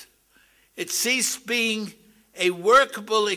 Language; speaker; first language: English; native; English